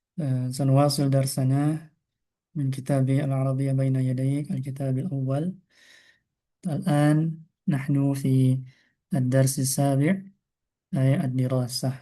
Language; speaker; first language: Arabic; non-native, fluent; Indonesian